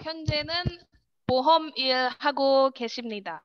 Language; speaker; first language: Korean; non-native, learner; Indonesian